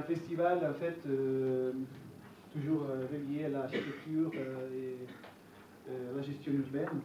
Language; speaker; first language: French; non-native, fluent; Italian